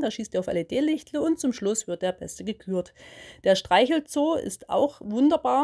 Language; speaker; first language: German; native; German